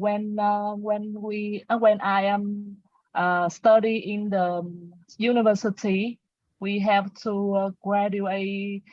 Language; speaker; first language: English; non-native, learner; Vietnamese